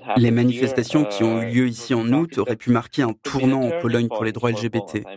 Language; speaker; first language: French; non-native, fluent; Polish